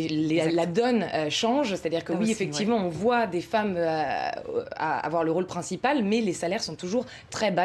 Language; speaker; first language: French; native; French